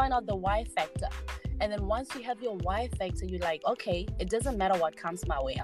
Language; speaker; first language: English; non-native, local second language; Tswana